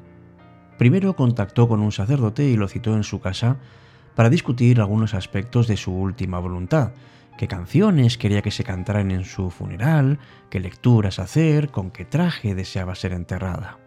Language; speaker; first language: Spanish; native; Spanish